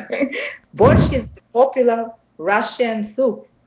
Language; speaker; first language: English; non-native, learner; Russian